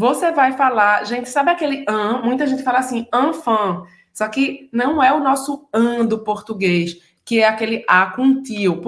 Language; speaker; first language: Portuguese; native; Portuguese